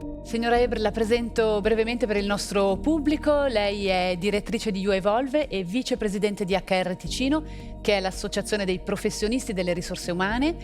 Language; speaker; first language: Italian; native; Italian